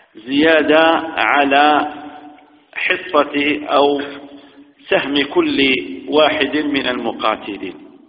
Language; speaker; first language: Arabic; native; Arabic